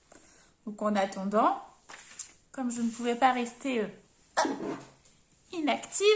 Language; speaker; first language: French; native; French